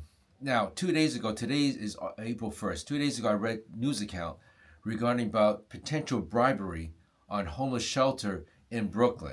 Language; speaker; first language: English; non-native, fluent; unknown